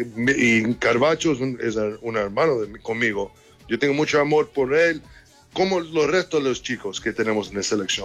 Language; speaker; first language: Spanish; early bilingual, heritage; English